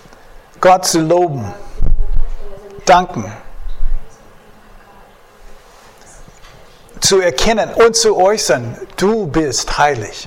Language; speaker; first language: German; non-native, fluent; English